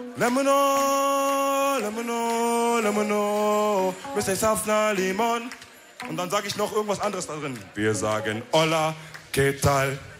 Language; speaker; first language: German; early bilingual, other home language; Wolof